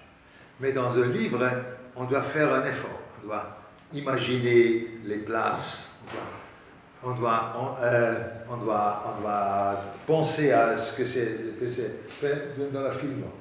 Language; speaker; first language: French; non-native, learner; Hebrew